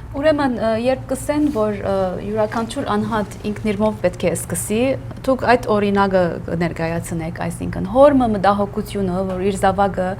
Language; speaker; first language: Armenian; early bilingual, heritage; Armenian